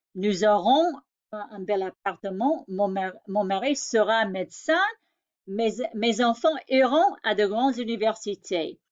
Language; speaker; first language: French; non-native, fluent; English